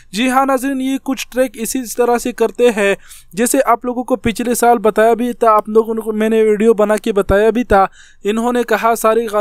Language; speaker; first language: Urdu; non-native, local second language; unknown